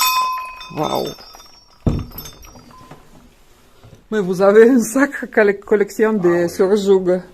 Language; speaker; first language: French; non-native, learner; Russian